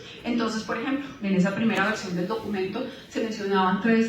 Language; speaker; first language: Spanish; native; Spanish